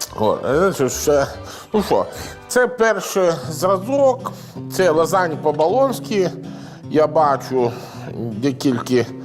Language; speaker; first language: Ukrainian; non-native, learner; Italian